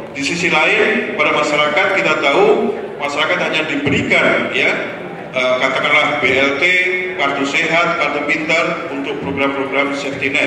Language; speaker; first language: Indonesian; native; Indonesian